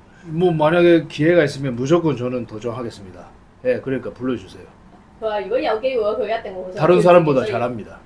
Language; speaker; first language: Korean; early bilingual, heritage; Japanese